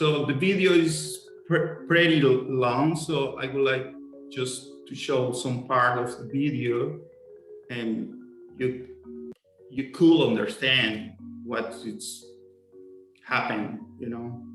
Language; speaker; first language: English; non-native, fluent; Spanish